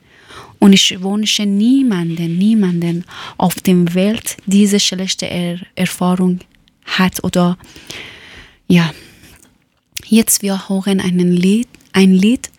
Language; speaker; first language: German; non-native, learner; Persian